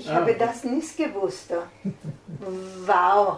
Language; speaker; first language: German; non-native, learner; Italian